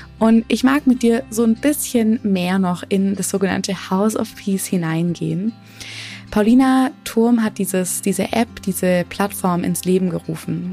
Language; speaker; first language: German; native; German